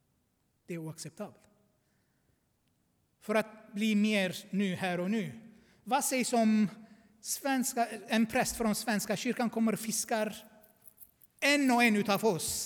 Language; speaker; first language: Swedish; non-native, fluent; Armenian